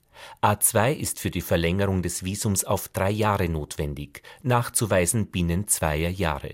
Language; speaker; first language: German; native; German